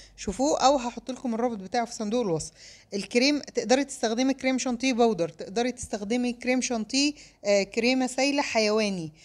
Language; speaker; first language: Arabic; native; Arabic